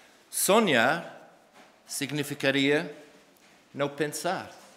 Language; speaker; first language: Portuguese; non-native, learner; English